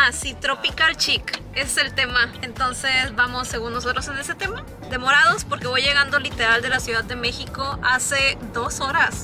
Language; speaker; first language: Spanish; native; Spanish